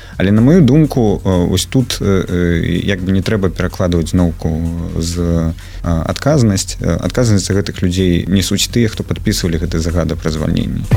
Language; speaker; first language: Belarusian; non-native, local second language; Russian